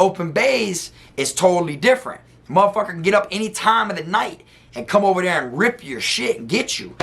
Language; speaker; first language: English; native; English